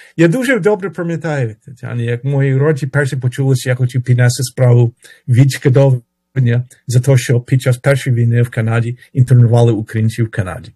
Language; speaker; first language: Ukrainian; early bilingual, heritage; Ukrainian